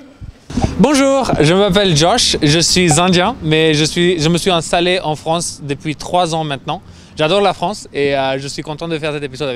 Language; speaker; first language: French; non-native, fluent; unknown